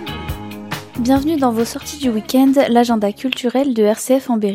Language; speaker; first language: French; native; French